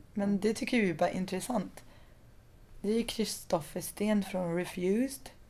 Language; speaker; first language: Swedish; early bilingual, other home language; Persian